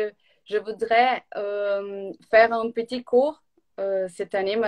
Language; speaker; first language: French; non-native, learner; Portuguese